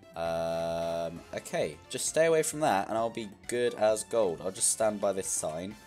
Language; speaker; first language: English; native; English